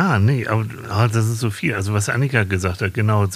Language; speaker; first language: German; native; German